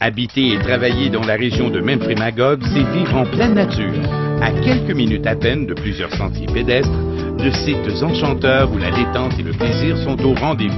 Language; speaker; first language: French; native; French